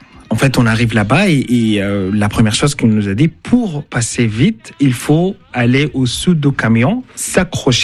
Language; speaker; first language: French; non-native, fluent; Arabic